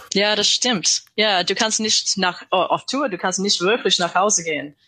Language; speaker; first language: German; non-native, learner; English